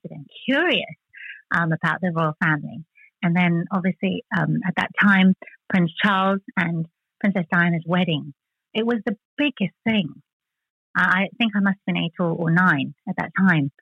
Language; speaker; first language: English; early bilingual, other home language; Chinese